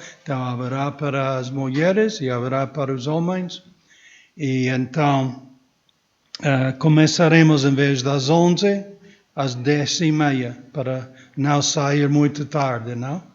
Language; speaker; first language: Portuguese; non-native, fluent; Spanish